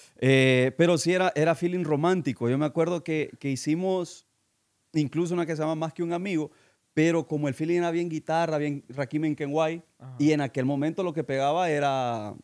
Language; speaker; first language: Spanish; native; Spanish